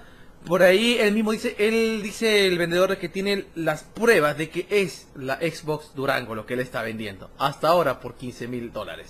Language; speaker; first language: Spanish; native; Spanish